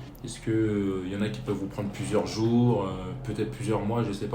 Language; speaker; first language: French; native; French